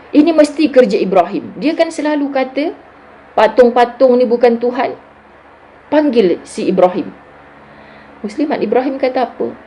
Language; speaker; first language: Malay; native; Malay